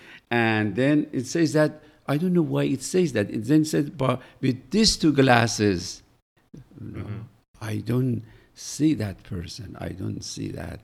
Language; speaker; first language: English; non-native, fluent; Persian